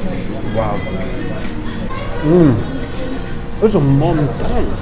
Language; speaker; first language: Spanish; non-native, learner; English